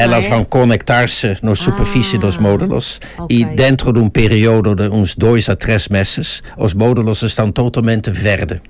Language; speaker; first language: Portuguese; non-native, fluent; Dutch